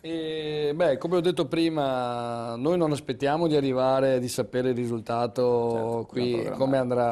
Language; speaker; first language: Italian; native; Italian